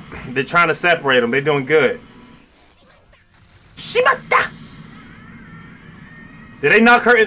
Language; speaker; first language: English; native; English